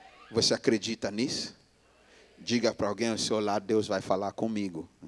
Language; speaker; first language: Portuguese; non-native, fluent; English